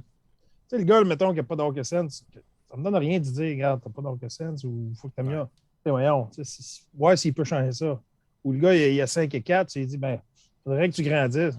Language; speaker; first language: French; native; French